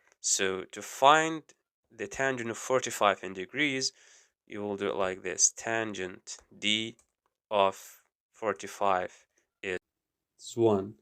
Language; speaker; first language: English; non-native, fluent; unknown